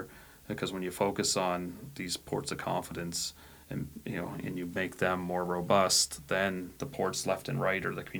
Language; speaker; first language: English; native; English